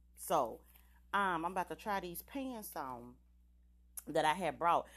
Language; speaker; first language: English; native; English